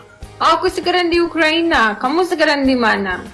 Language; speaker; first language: Indonesian; non-native, learner; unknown